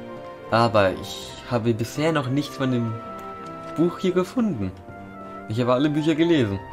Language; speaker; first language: German; native; German